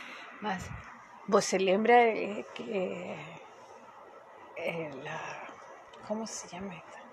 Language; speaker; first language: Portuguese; non-native, fluent; Spanish